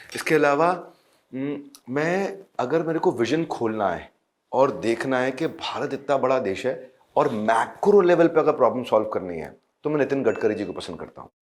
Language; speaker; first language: Hindi; native; Hindi